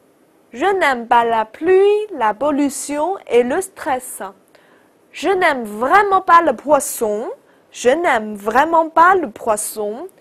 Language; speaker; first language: French; non-native, fluent; Chinese